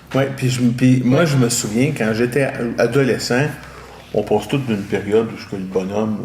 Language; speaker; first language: French; native; French